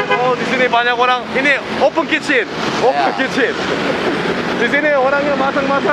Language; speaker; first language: Indonesian; non-native, fluent; Korean